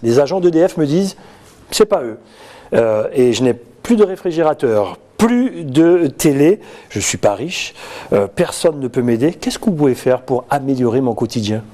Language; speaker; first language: French; native; French